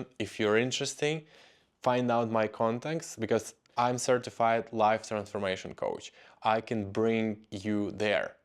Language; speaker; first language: English; non-native, fluent; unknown